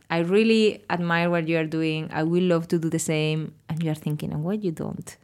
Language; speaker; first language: English; non-native, fluent; Spanish